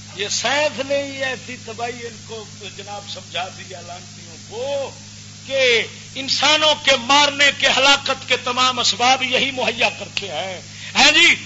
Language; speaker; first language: Urdu; non-native, local second language; Punjabi